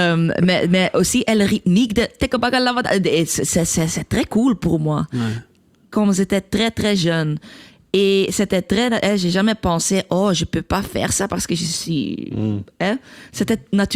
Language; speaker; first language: French; non-native, local second language; Dutch